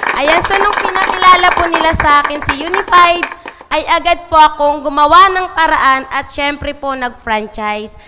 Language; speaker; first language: Filipino; native; Filipino